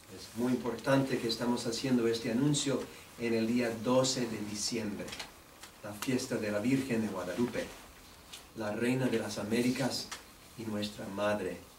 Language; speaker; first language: Spanish; non-native, fluent; English